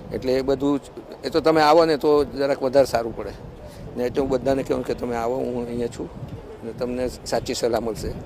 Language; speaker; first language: Gujarati; early bilingual, heritage; Gujarati